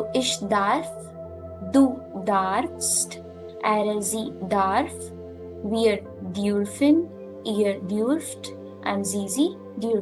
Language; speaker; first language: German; non-native, learner; Hindi